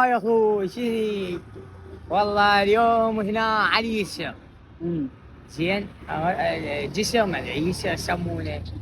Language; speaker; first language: Arabic; native; Arabic